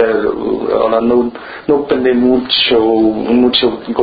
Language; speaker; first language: Spanish; non-native, learner; Chinese